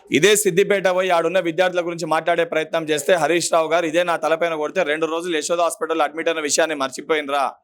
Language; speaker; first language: Telugu; native; Telugu